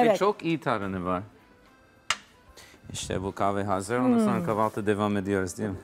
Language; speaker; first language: Turkish; non-native, learner; English